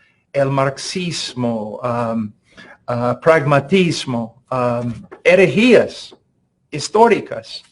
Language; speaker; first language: Spanish; non-native, fluent; English